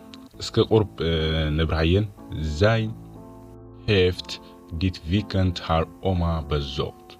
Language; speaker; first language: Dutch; non-native, fluent; Tigrinya